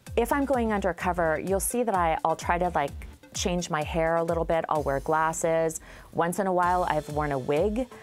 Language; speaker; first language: English; native; English